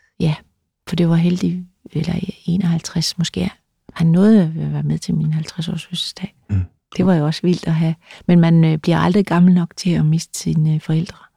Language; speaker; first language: Danish; native; Danish